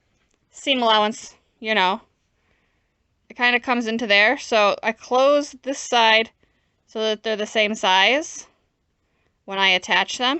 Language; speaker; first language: English; native; English